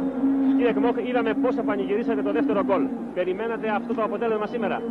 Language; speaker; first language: Greek; native; Greek